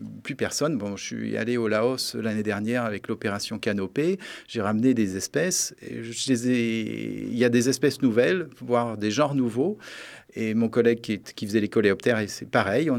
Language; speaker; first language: French; native; French